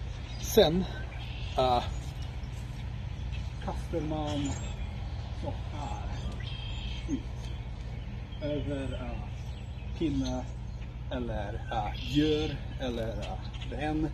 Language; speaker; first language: Swedish; non-native, learner; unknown